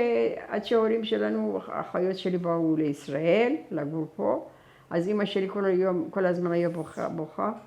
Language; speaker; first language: Hebrew; non-native, fluent; Persian